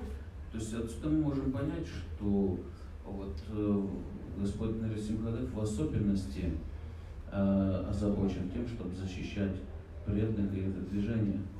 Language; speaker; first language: Russian; native; Russian